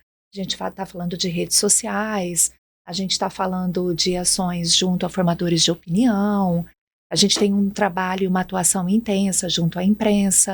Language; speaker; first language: Portuguese; native; Portuguese